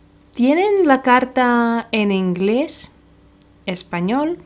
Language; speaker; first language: Spanish; non-native, fluent; Russian